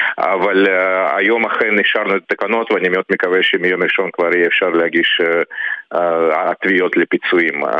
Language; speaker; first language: Hebrew; early bilingual, other home language; Russian